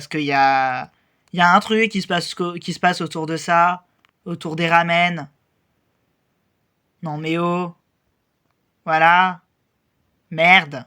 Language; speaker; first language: French; native; French